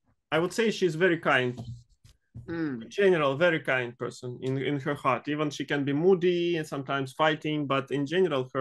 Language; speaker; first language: English; non-native, fluent; Russian